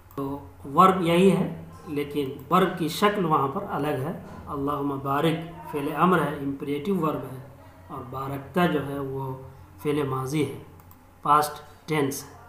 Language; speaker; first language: Urdu; native; Urdu